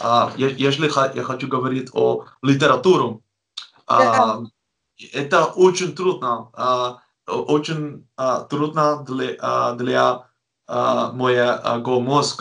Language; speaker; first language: Russian; non-native, learner; Dutch